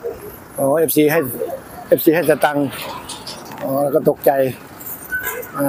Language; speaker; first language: Thai; native; Thai